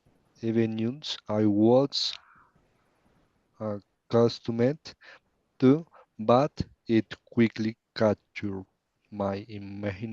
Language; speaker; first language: English; non-native, learner; Spanish